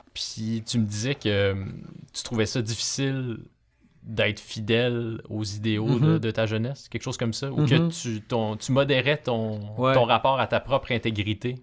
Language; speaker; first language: French; native; French